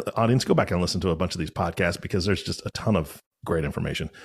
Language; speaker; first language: English; native; English